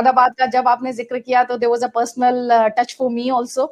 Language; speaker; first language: Hindi; native; Hindi